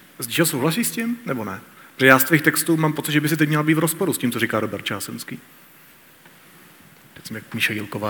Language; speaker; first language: Czech; native; Czech